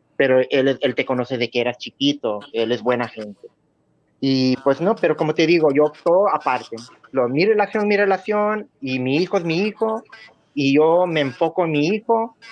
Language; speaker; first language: Spanish; early bilingual, heritage; Spanish